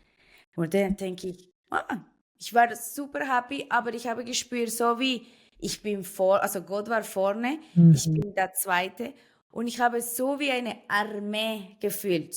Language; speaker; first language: German; non-native, fluent; Spanish